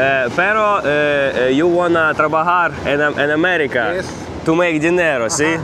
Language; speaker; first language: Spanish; non-native, learner; Ukrainian